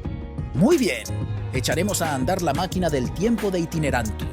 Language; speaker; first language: Spanish; native; Spanish